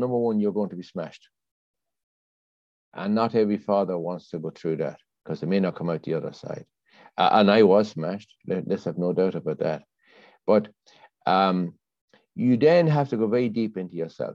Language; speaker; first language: English; native; English